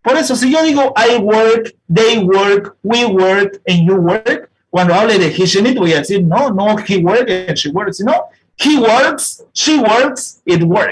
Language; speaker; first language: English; non-native, fluent; Spanish